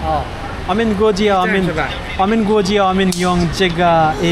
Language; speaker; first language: Chinese; non-native, learner; Bangla